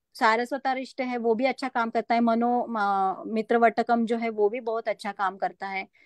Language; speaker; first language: Hindi; non-native, local second language; Marathi